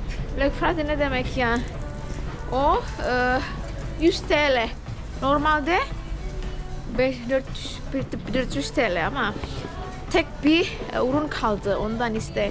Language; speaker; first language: Turkish; non-native, learner; Indonesian